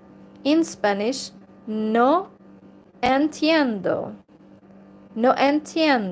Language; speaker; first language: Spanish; non-native, learner; Hungarian